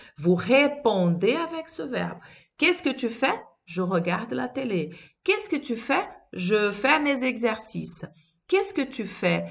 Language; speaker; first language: French; non-native, fluent; Portuguese